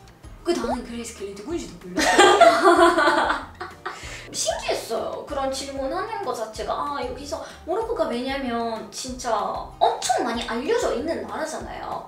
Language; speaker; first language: Korean; non-native, fluent; Arabic